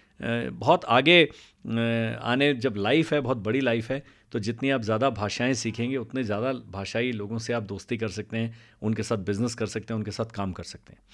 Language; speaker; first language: Hindi; non-native, local second language; Punjabi